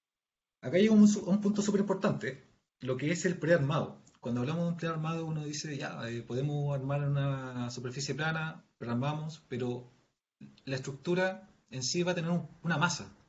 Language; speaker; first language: Spanish; native; Spanish